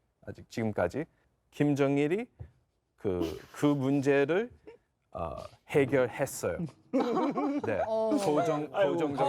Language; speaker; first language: Korean; non-native, fluent; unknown